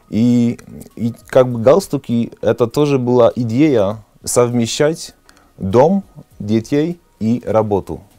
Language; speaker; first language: Russian; non-native, fluent; Polish